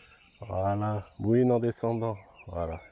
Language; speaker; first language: French; native; French